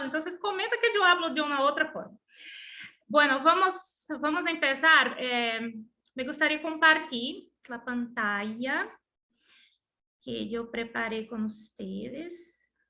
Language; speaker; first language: Spanish; non-native, learner; Portuguese